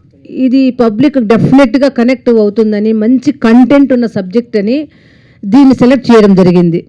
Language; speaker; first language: Telugu; native; Telugu